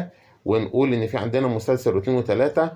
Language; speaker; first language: Arabic; native; Arabic